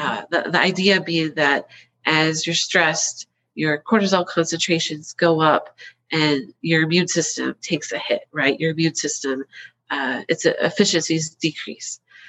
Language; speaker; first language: English; native; English